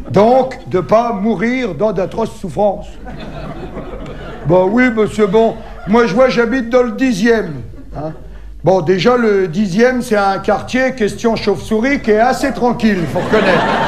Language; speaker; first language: French; native; French